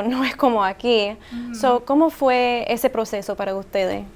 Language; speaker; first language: Spanish; early bilingual, heritage; Spanish